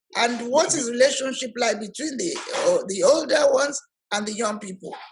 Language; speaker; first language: English; non-native, local second language; Yoruba